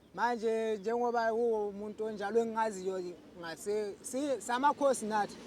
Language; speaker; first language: Zulu; non-native, local second language; Southern Sotho